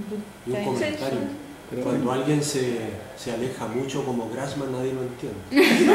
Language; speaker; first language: Spanish; native; Spanish